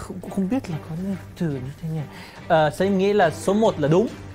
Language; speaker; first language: Vietnamese; non-native, fluent; Arabic